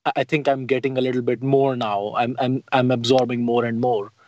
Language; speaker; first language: English; non-native, local second language; Hindi